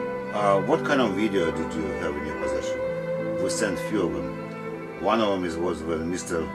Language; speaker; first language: English; non-native, learner; Russian